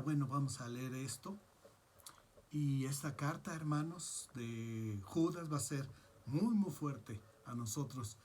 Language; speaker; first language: Spanish; native; Spanish